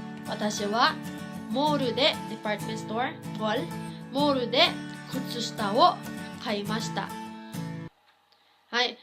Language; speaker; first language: Japanese; non-native, fluent; Cebuano